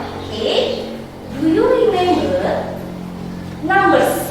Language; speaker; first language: English; non-native, learner; Indonesian